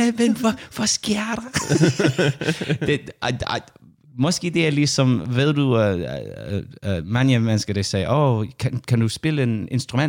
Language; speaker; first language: Danish; non-native, learner; English